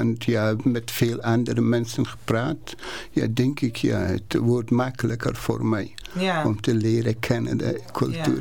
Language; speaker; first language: Dutch; non-native, learner; Persian